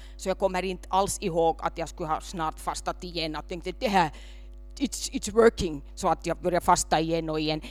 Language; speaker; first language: Swedish; non-native, local second language; Finnish